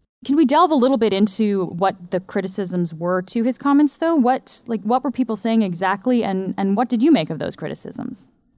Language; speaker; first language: English; native; English